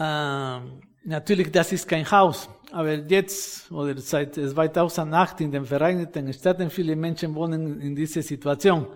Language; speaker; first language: German; non-native, fluent; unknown